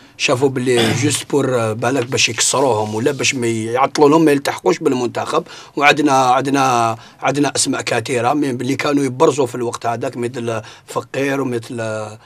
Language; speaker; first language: Arabic; native; Arabic